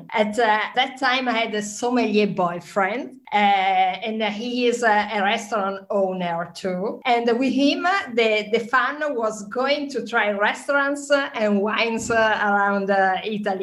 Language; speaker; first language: English; non-native, fluent; Italian